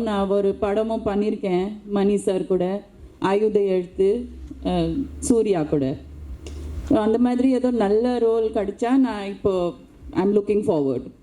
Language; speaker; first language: Tamil; non-native, local second language; Hindi